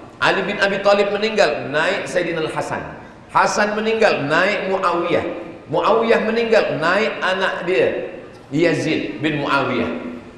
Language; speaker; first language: Malay; native; Malay